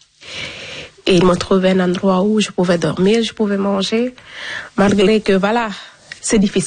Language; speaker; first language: French; non-native, local second language; Fula